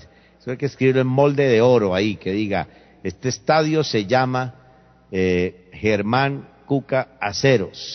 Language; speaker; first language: Spanish; native; Spanish